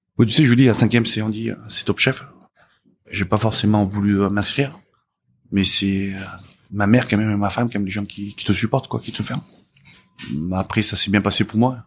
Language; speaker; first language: French; early bilingual, other home language; Korean